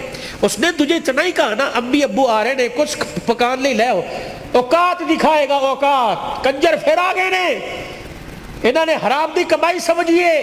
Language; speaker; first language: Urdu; non-native, local second language; Punjabi